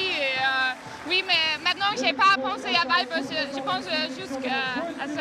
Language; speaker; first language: French; non-native, learner; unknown